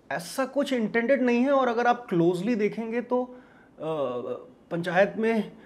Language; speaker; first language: Hindi; native; Hindi